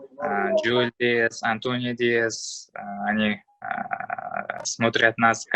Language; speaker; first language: Russian; non-native, learner; Uzbek